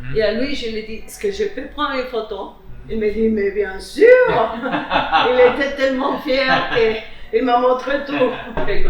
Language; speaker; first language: French; non-native, fluent; Spanish